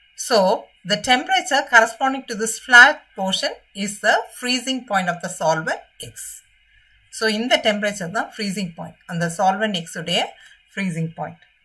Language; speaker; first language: English; non-native, local second language; Tamil